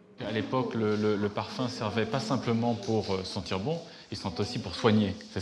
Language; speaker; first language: French; native; French